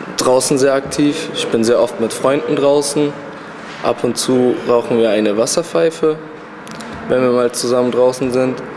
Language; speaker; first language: German; early bilingual, other home language; Turkish